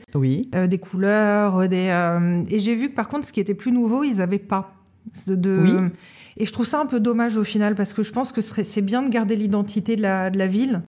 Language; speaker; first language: French; native; French